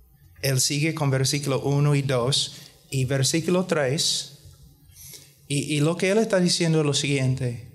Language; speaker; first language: Spanish; non-native, fluent; English